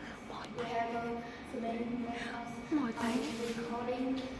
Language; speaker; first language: English; non-native, learner; Vietnamese